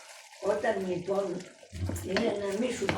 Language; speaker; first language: Greek; non-native, learner; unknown